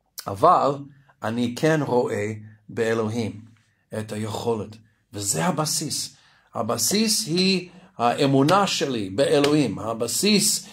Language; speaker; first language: Hebrew; non-native, fluent; English